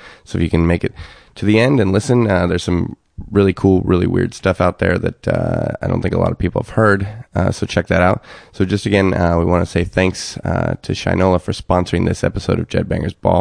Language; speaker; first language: English; native; English